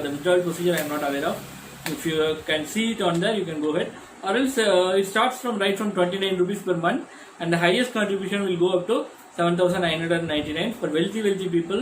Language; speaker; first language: English; non-native, local second language; Tamil